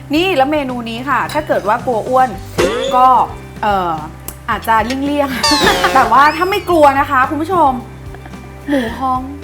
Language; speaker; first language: Thai; native; Thai